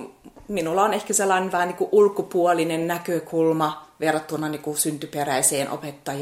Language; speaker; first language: Finnish; non-native, fluent; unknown